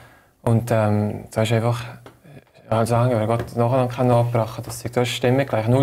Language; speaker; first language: German; native; German